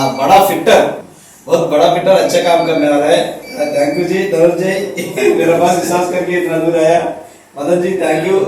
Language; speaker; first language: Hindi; non-native, local second language; Telugu